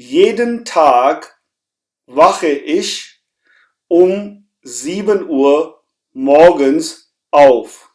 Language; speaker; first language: German; non-native, fluent; Hindi